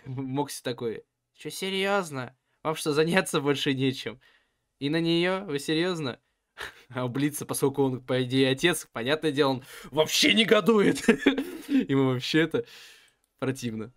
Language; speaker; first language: Russian; native; Russian